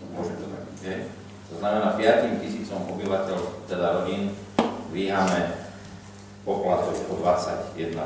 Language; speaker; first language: Slovak; native; Slovak